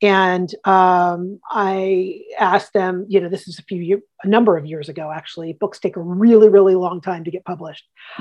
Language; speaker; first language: English; native; English